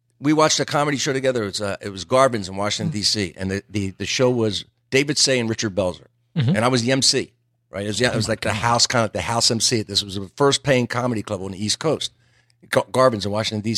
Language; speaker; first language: English; native; English